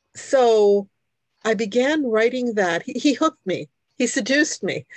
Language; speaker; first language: English; early bilingual, other home language; Hungarian